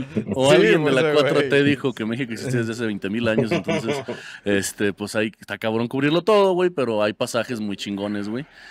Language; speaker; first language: Spanish; native; Spanish